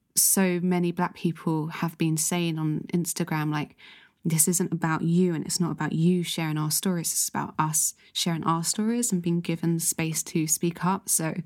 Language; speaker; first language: English; native; English